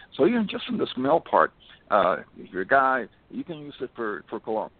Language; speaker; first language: English; early bilingual, other home language; Spanish